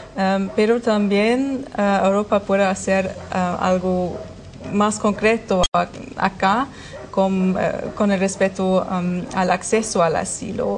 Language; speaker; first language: Spanish; non-native, fluent; German